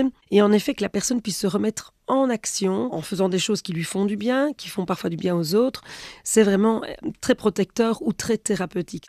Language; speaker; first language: French; native; French